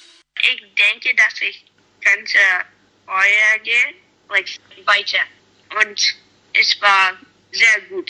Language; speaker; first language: German; non-native, learner; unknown